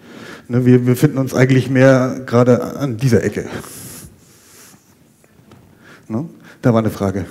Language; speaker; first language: German; native; German